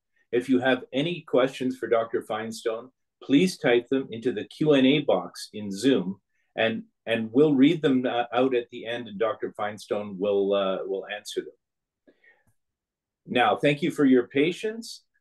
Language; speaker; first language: English; native; English